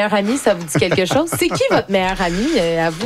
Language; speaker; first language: French; native; French